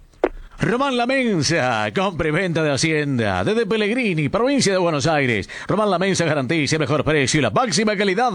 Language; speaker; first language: Spanish; native; Spanish